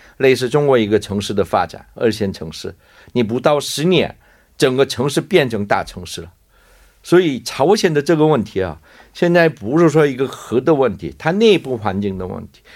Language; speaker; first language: Chinese; non-native, fluent; Korean